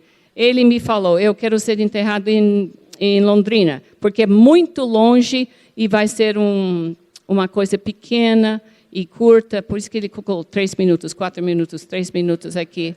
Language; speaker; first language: Portuguese; non-native, fluent; English